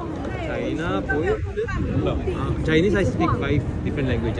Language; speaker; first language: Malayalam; non-native, learner; Chinese